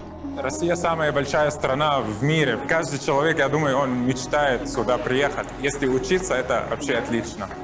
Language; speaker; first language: Russian; non-native, learner; Arabic